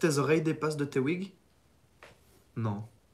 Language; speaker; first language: French; native; French